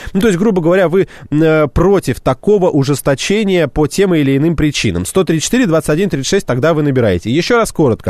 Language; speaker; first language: Russian; native; Russian